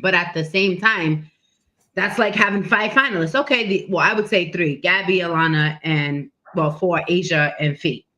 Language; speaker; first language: English; native; English